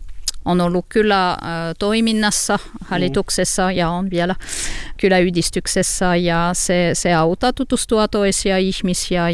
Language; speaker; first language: Finnish; non-native, learner; French